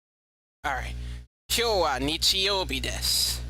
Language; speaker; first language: Japanese; non-native, learner; English